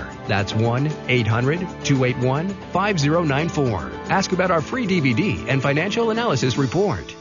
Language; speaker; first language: English; native; English